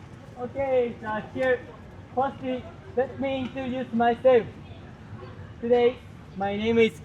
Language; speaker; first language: English; non-native, learner; Japanese